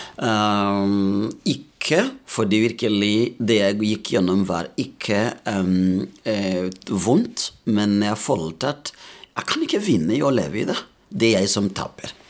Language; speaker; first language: Norwegian; non-native, fluent; Rundi